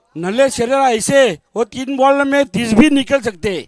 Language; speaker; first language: Hindi; non-native, local second language; Marathi